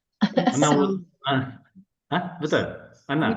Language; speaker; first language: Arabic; non-native, learner; Malay